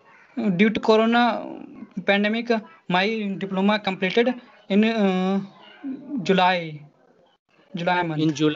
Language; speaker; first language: English; non-native, learner; Hindi